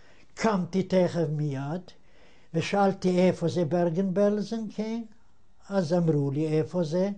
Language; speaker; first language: Hebrew; non-native, fluent; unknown